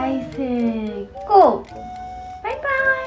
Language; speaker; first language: Japanese; native; Japanese